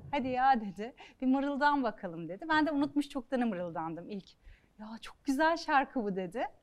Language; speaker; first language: Turkish; native; Turkish